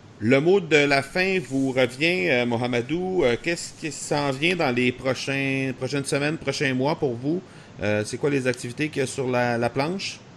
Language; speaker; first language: French; native; French